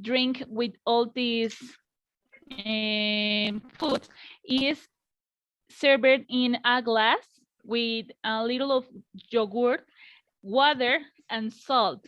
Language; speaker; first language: English; non-native, learner; Spanish